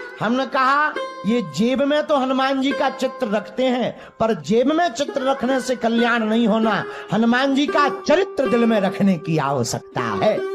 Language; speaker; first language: Hindi; native; Hindi